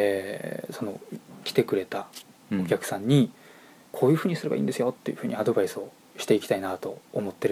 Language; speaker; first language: Japanese; native; Japanese